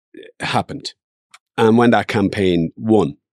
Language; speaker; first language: English; native; English